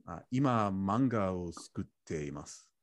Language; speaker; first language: Japanese; non-native, learner; English